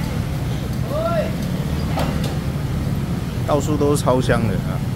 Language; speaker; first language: Chinese; native; Chinese